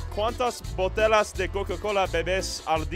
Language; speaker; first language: Spanish; non-native, learner; English